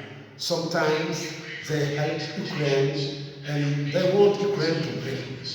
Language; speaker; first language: English; non-native, fluent; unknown